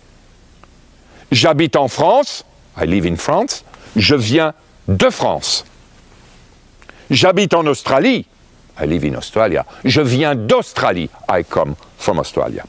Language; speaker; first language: French; native; French